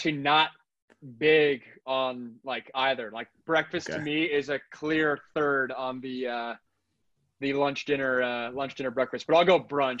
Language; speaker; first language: English; native; English